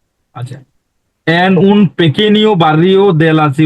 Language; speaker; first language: Spanish; non-native, fluent; Bangla